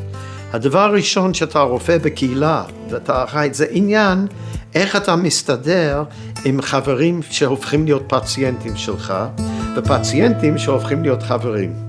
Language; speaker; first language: Hebrew; non-native, fluent; English